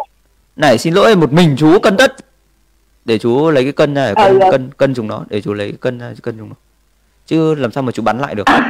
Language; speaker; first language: Vietnamese; native; Vietnamese